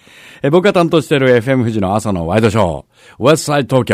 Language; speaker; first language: Japanese; native; Japanese